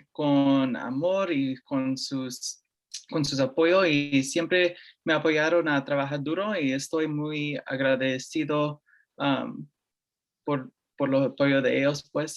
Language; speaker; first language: Spanish; early bilingual, heritage; Spanish